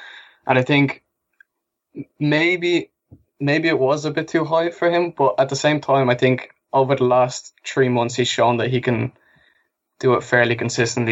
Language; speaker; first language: English; native; English